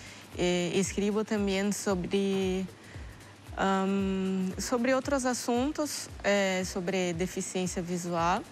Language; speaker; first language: Spanish; non-native, learner; Portuguese